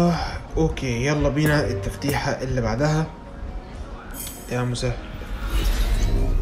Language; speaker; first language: Arabic; native; Arabic